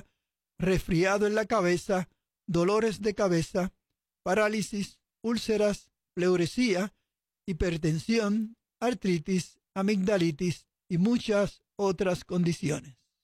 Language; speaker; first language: Spanish; native; Spanish